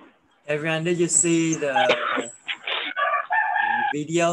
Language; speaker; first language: English; non-native, fluent; Vietnamese